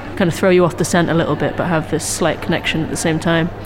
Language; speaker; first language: English; native; English